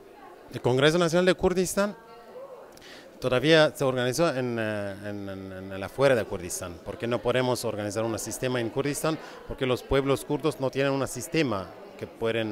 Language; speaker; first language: Spanish; non-native, fluent; Kurdish